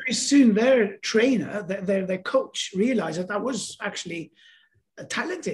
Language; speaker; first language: English; non-native, fluent; Albanian